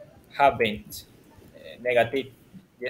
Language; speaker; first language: English; non-native, learner; Spanish